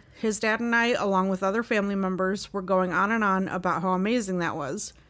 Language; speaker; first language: English; native; English